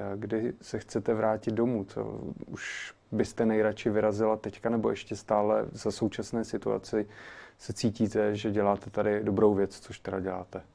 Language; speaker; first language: Czech; native; Czech